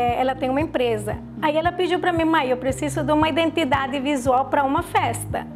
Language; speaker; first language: Portuguese; non-native, fluent; Spanish